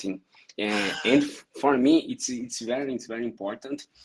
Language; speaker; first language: English; non-native, learner; Portuguese